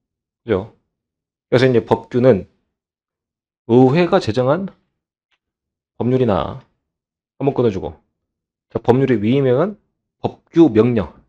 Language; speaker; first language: Korean; native; Korean